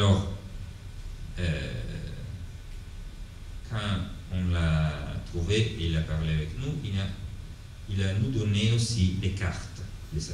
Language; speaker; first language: French; non-native, fluent; Italian